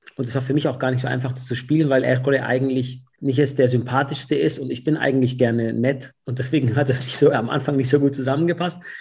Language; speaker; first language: German; early bilingual, other home language; Italian